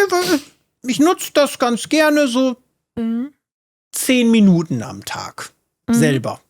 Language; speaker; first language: German; native; German